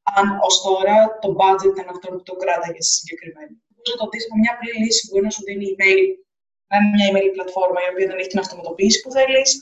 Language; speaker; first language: Greek; native; Greek